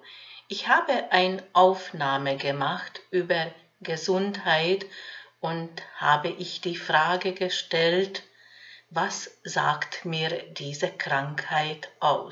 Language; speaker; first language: German; non-native, fluent; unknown